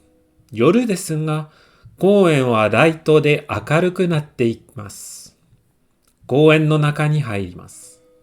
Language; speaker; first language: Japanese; non-native, fluent; French